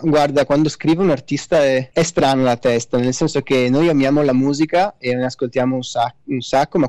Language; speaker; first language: Italian; native; Italian